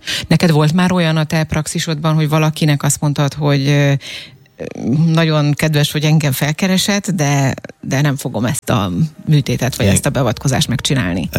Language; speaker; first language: Hungarian; native; Hungarian